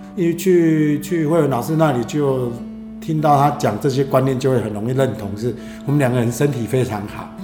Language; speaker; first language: Chinese; native; Chinese